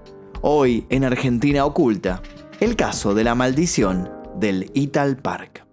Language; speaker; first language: Spanish; native; Spanish